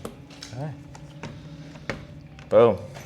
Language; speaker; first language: English; native; English